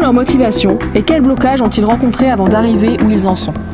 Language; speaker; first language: French; native; French